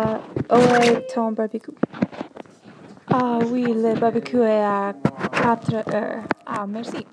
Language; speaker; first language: French; non-native, learner; English